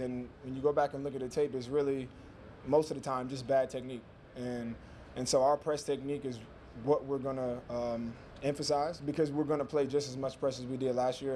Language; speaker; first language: English; native; English